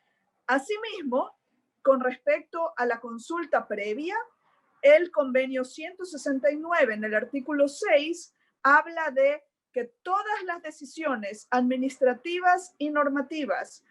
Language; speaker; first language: Spanish; native; Spanish